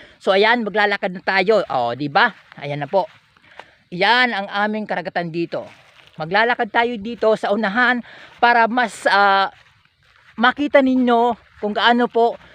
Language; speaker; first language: Filipino; non-native, local second language; Bikol